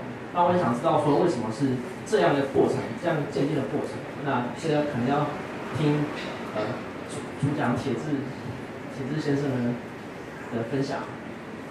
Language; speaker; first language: Chinese; native; Chinese